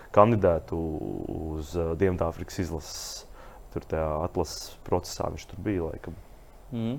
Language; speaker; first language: Latvian; native; Latvian